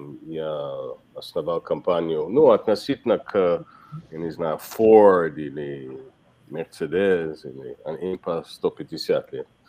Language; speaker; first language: Russian; non-native, fluent; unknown